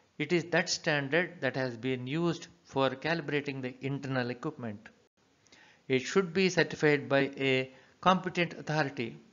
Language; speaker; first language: English; non-native, local second language; Telugu